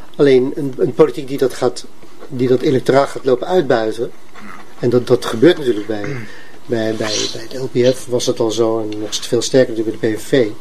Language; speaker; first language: Dutch; native; Dutch